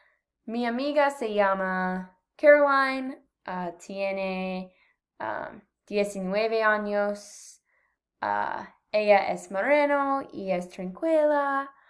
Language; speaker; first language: Spanish; non-native, learner; English